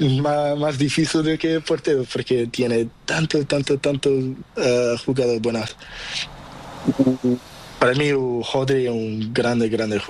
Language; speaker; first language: Spanish; non-native, learner; Portuguese